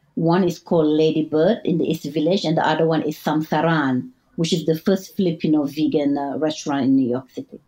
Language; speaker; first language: English; non-native, fluent; French